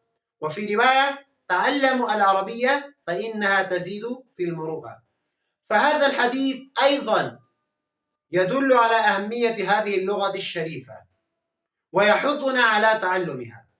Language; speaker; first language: Arabic; non-native, fluent; Urdu